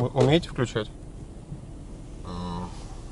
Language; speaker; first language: Russian; native; Russian